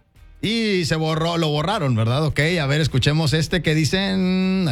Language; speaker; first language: Spanish; native; Spanish